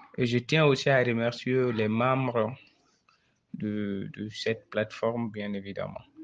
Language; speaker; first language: French; non-native, local second language; Bambara